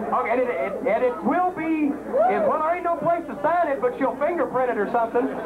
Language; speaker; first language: English; native; English